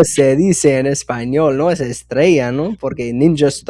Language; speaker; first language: Spanish; non-native, fluent; English